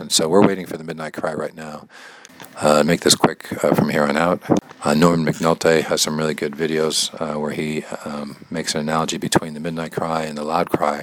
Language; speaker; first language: English; native; English